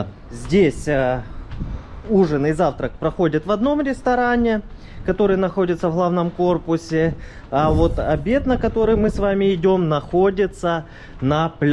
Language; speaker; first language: Russian; native; Russian